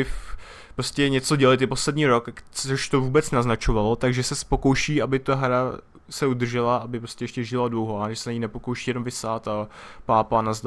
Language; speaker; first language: Czech; native; Czech